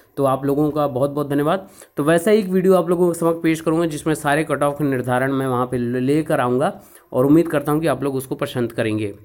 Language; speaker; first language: Hindi; native; Hindi